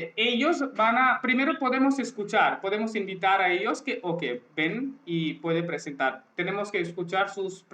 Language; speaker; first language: Spanish; non-native, learner; Hindi